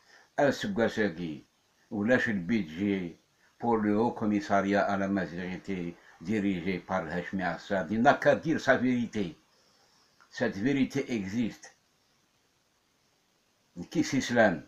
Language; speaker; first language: French; non-native, local second language; Kabyle